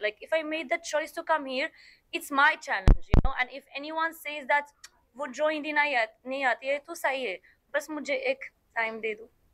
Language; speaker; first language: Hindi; non-native, learner; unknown